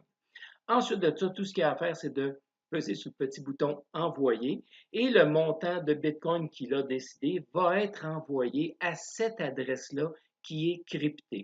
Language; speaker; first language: French; native; French